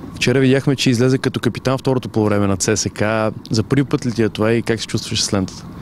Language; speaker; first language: Bulgarian; native; Bulgarian